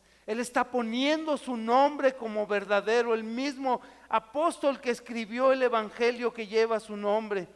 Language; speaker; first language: Spanish; native; Spanish